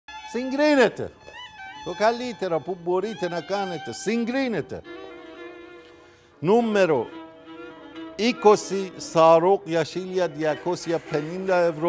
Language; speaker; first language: Greek; non-native, fluent; Persian